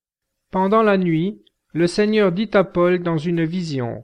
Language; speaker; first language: French; native; French